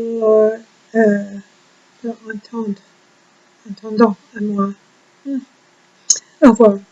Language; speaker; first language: French; non-native, learner; English